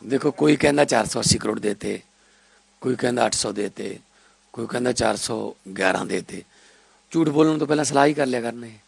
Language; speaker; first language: Hindi; non-native, local second language; Punjabi